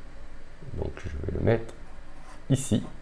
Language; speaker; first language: French; native; French